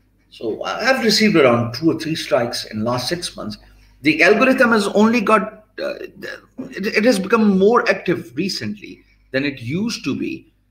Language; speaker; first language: English; non-native, local second language; Urdu